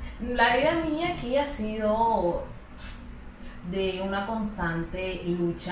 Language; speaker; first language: Spanish; native; Spanish